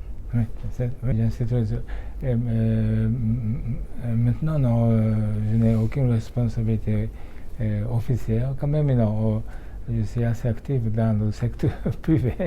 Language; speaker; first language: French; non-native, fluent; Japanese